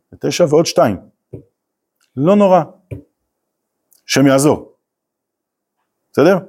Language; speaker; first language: Hebrew; native; Hebrew